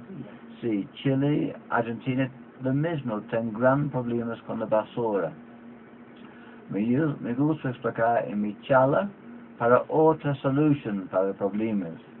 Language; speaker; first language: Spanish; non-native, learner; English